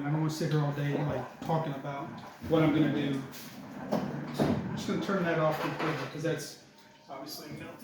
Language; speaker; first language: English; native; English